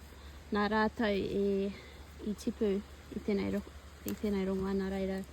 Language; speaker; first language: Māori; non-native, local second language; English